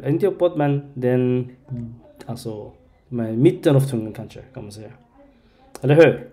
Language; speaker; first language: Swedish; non-native, learner; Arabic